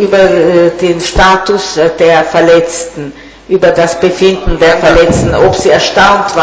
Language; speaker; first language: German; non-native, fluent; Italian